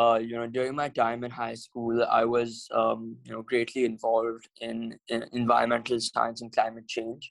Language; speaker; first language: English; non-native, local second language; Hindi